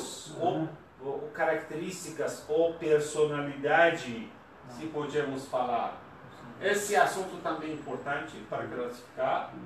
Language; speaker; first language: Portuguese; non-native, learner; Persian